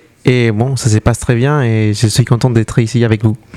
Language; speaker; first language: French; non-native, fluent; Spanish